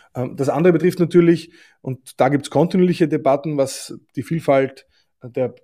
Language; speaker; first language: German; native; German